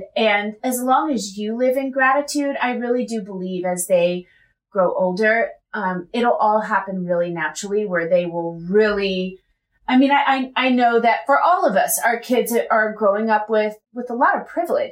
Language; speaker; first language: English; native; English